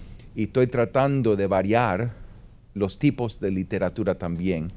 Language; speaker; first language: Spanish; early bilingual, heritage; Spanish